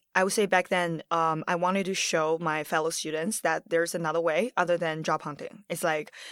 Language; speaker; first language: English; early bilingual, other home language; Chinese